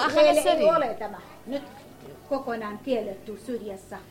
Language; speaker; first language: Finnish; non-native, learner; Kurdish